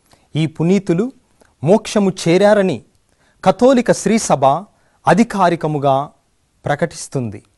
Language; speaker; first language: Telugu; native; Telugu